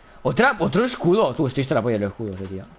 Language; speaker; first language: Spanish; native; Spanish